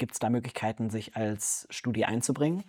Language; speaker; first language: German; native; German